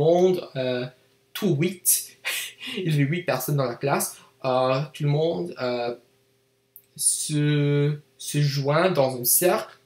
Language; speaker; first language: French; non-native, learner; English